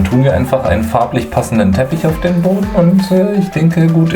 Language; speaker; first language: German; native; German